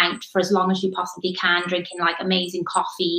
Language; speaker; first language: English; native; English